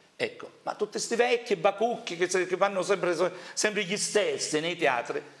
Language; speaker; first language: Italian; native; Italian